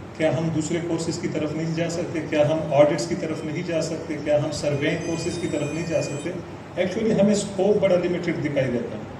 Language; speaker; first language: Urdu; non-native, local second language; Pashto